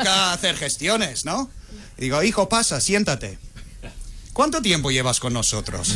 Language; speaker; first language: Spanish; non-native, fluent; English